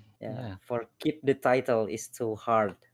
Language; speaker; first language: English; non-native, learner; Indonesian